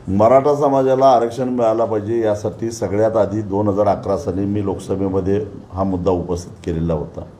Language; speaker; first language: Marathi; native; Marathi